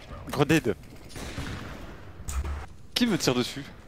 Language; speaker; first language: French; native; French